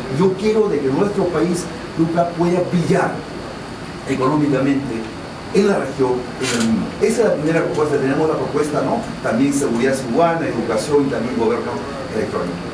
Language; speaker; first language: Spanish; non-native, local second language; Shipibo-Conibo